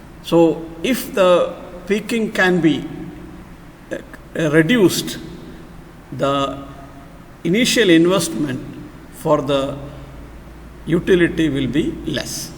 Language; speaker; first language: English; non-native, local second language; Malayalam